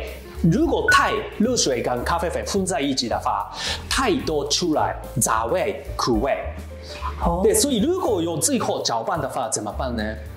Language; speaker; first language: Chinese; non-native, learner; Japanese